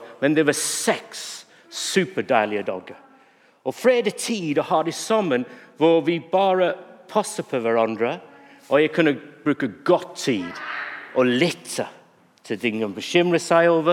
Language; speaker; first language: Norwegian; non-native, fluent; English